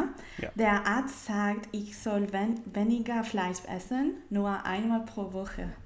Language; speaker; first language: German; non-native, learner; Spanish